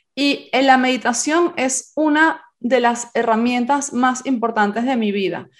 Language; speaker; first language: Spanish; native; Spanish